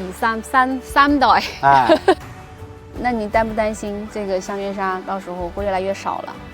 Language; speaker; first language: Chinese; native; Chinese